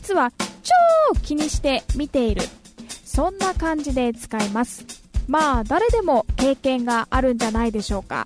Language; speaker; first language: Japanese; native; Japanese